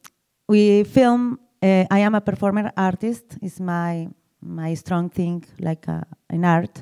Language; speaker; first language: English; non-native, learner; Spanish